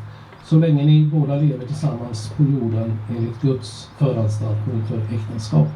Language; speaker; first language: Swedish; native; Swedish